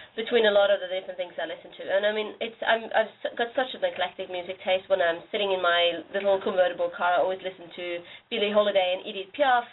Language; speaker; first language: English; non-native, fluent; Norwegian